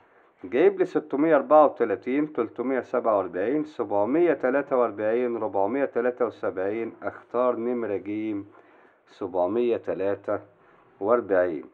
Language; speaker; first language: Arabic; native; Arabic